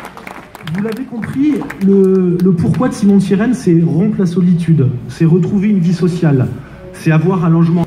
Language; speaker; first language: French; native; French